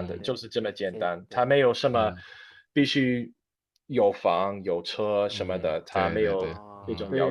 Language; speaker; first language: Chinese; non-native, fluent; English